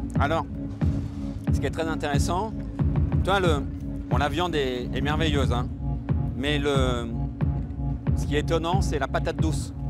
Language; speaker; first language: French; native; French